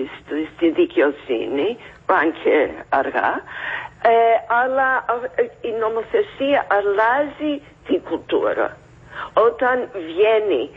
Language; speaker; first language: Greek; non-native, fluent; English